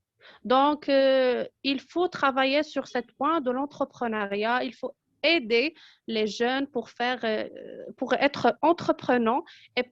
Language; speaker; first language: French; non-native, local second language; Arabic